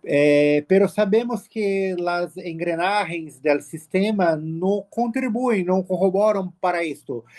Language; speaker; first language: Spanish; non-native, learner; Portuguese